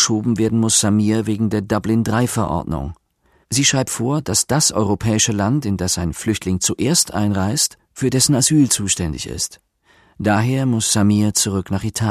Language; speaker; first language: German; native; German